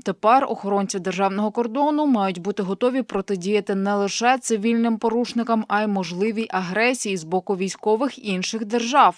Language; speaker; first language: Ukrainian; native; Ukrainian